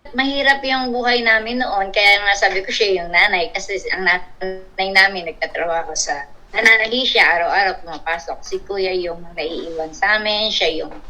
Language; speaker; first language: Filipino; native; Filipino